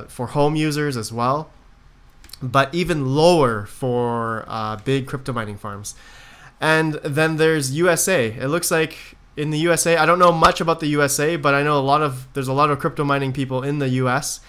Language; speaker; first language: English; native; English